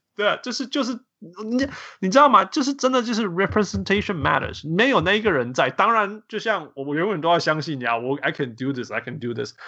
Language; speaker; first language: Chinese; early bilingual, heritage; Chinese